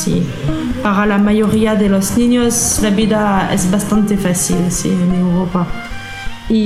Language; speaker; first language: Spanish; non-native, fluent; French